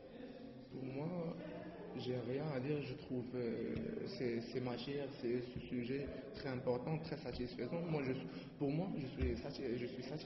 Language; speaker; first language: French; non-native, learner; Arabic